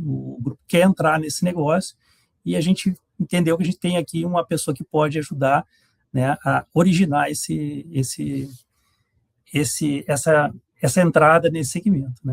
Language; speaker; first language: Portuguese; native; Portuguese